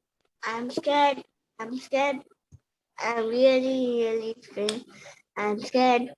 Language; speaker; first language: English; non-native, learner; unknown